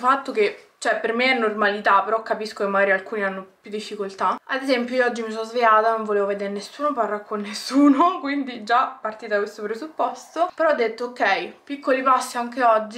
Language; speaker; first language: Italian; native; Italian